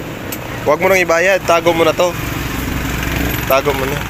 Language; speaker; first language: Filipino; non-native, local second language; Aklanon